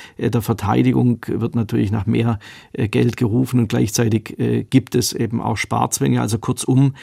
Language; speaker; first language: German; native; German